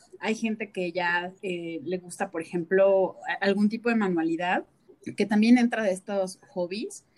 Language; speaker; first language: Spanish; native; Spanish